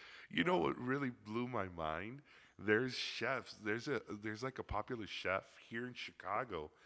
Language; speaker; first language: English; early bilingual, other home language; Spanish